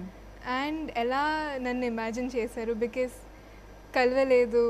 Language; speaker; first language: Telugu; non-native, fluent; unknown